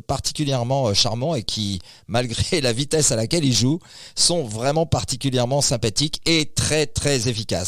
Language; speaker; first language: French; native; French